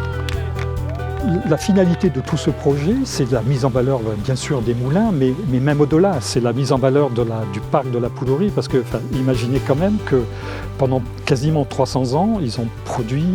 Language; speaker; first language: French; native; French